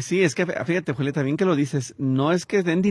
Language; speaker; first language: Spanish; native; Spanish